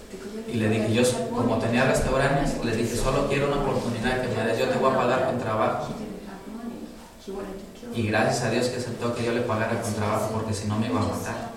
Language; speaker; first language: Spanish; native; Spanish